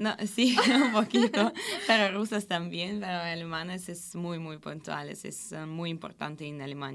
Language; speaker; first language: Spanish; non-native, learner; Russian